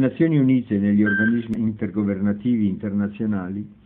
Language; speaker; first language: Italian; native; Italian